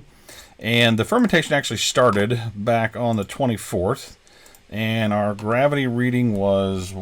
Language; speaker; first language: English; native; English